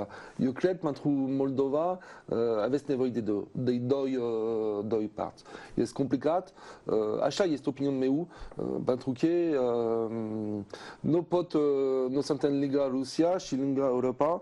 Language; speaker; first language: Romanian; non-native, learner; French